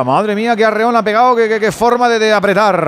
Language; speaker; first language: Spanish; native; Spanish